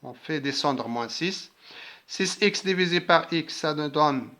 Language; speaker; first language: French; non-native, local second language; Arabic